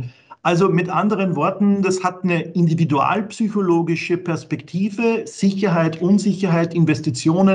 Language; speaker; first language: German; native; German